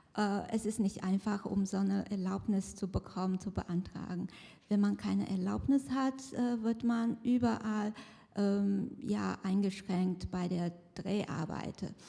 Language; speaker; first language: German; non-native, fluent; Chinese